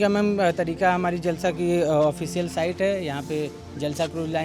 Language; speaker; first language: Hindi; native; Hindi